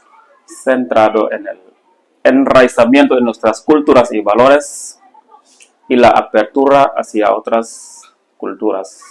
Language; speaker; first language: Spanish; non-native, fluent; Serer